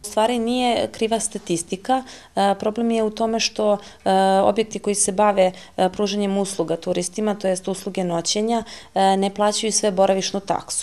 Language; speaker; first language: Serbian; native; Serbian